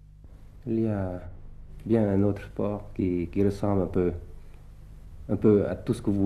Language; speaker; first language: French; early bilingual, other home language; Thai